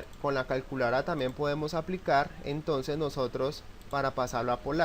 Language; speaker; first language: Spanish; native; Spanish